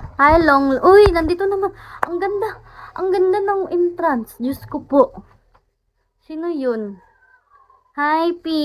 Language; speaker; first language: Filipino; non-native, local second language; Cebuano